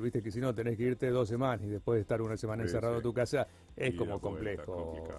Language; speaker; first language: Spanish; native; Spanish